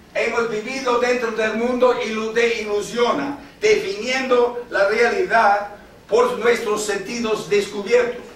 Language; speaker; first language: Spanish; non-native, fluent; English